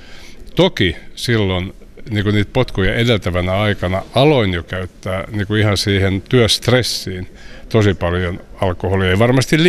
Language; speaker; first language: Finnish; native; Finnish